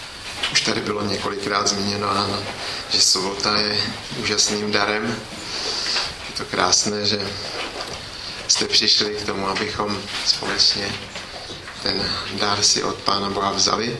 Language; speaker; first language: Czech; native; Czech